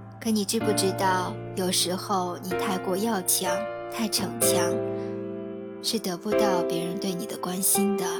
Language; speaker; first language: Chinese; native; Chinese